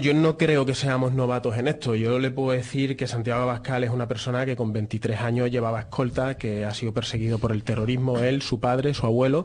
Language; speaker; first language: Spanish; native; Spanish